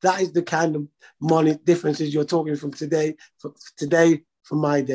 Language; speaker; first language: English; native; English